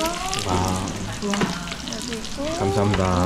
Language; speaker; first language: Korean; non-native, learner; Vietnamese